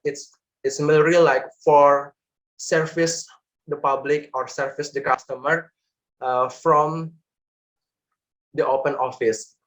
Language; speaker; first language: English; non-native, learner; Indonesian